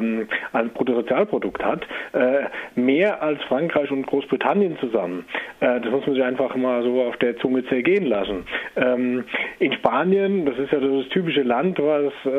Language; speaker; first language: German; native; German